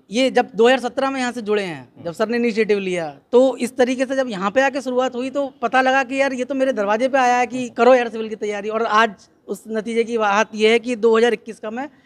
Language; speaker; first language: Hindi; native; Hindi